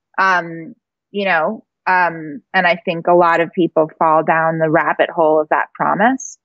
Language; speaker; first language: English; native; English